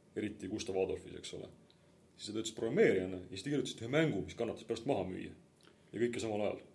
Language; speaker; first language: Estonian; native; Estonian